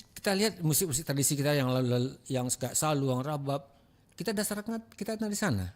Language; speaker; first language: Indonesian; non-native, local second language; Minangkabau